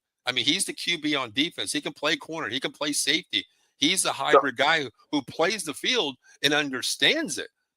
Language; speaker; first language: English; native; English